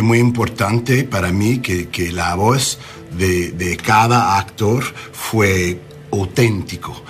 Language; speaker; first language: Spanish; non-native, learner; English